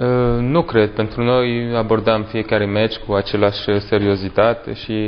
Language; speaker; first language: Romanian; non-native, learner; French